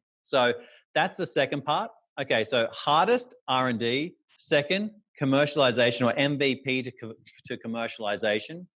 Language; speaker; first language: English; native; English